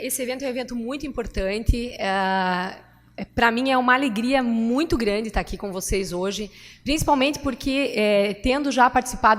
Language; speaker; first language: Portuguese; native; Portuguese